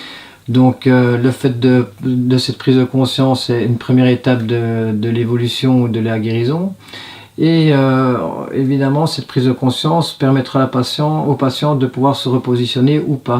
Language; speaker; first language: French; native; French